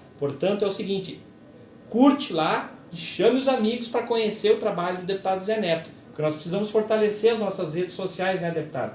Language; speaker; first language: Portuguese; native; Portuguese